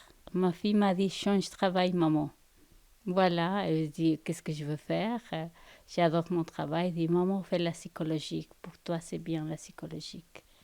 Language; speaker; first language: French; non-native, fluent; Spanish